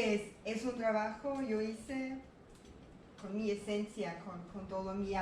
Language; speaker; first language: Spanish; non-native, learner; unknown